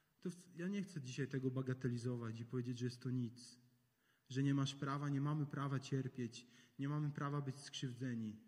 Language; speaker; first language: Polish; native; Polish